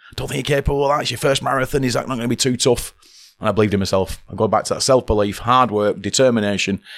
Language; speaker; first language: English; native; English